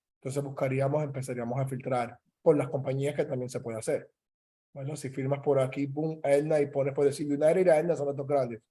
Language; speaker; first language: Spanish; early bilingual, heritage; Spanish